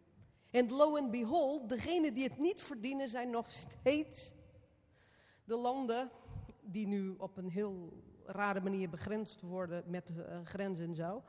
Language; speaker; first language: Dutch; non-native, fluent; Portuguese